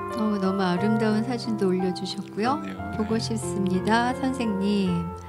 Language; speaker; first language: Korean; native; Korean